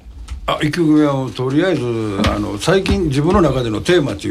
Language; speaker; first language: Japanese; native; Japanese